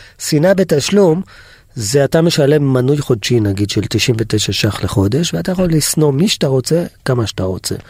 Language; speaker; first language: Hebrew; native; Hebrew